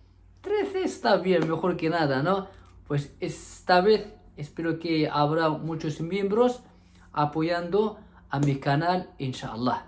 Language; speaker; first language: Spanish; non-native, fluent; Arabic